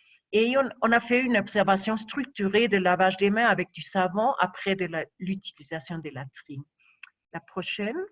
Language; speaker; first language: French; non-native, fluent; Spanish